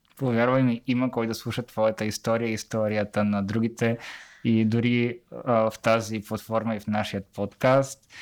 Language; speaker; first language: Bulgarian; native; Bulgarian